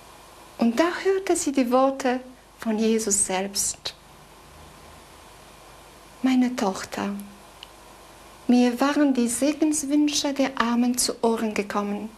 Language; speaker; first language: German; non-native, fluent; Polish